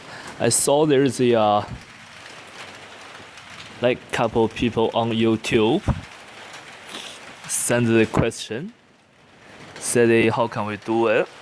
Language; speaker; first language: English; non-native, learner; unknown